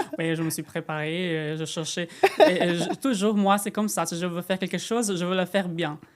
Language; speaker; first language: French; non-native, fluent; Portuguese